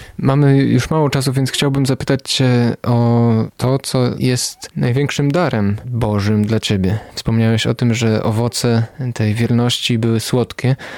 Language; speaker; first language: Polish; native; Polish